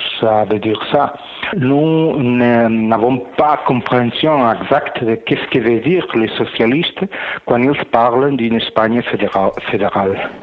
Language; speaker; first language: French; non-native, learner; Catalan